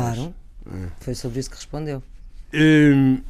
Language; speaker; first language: Portuguese; native; Portuguese